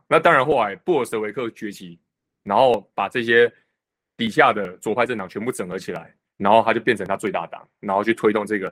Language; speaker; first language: Chinese; native; Chinese